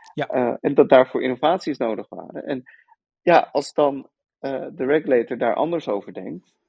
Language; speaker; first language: Dutch; early bilingual, other home language; Persian